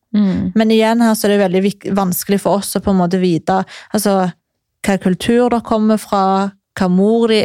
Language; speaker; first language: Norwegian; native; Norwegian